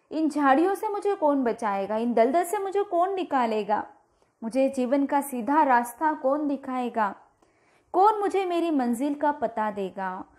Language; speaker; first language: Hindi; non-native, local second language; Marathi